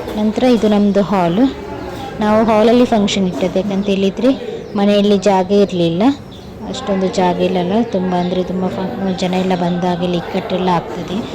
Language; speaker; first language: Kannada; non-native, local second language; Tulu